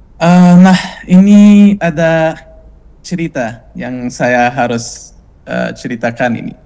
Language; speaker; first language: Indonesian; non-native, fluent; Arabic